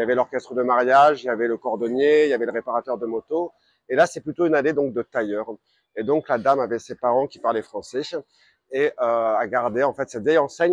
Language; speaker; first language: French; native; French